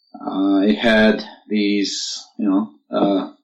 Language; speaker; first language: English; non-native, fluent; Turkish